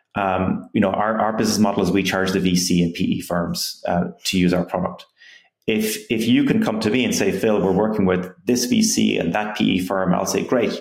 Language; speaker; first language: English; native; English